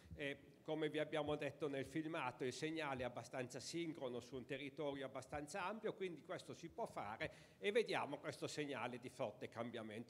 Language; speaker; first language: Italian; native; Italian